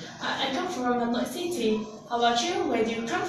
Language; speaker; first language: English; non-native, learner; Vietnamese